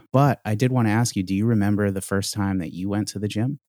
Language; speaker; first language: English; native; English